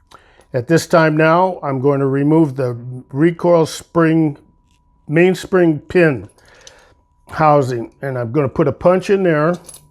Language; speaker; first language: English; native; English